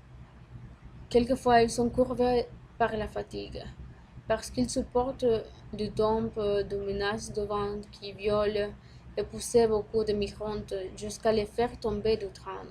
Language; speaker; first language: French; non-native, learner; Spanish